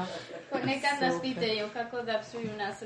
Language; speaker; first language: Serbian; early bilingual, heritage; Spanish